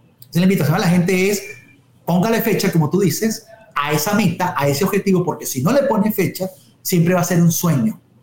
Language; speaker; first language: Spanish; native; Spanish